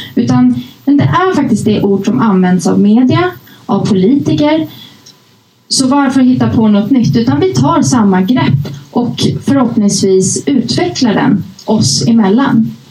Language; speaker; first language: Swedish; early bilingual, other home language; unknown